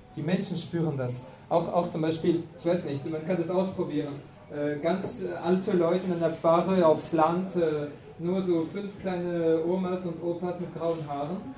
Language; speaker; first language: German; non-native, fluent; French